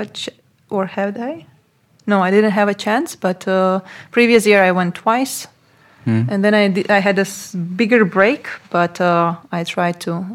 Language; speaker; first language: English; non-native, fluent; Latvian